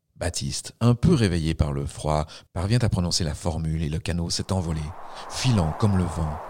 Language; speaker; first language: French; native; French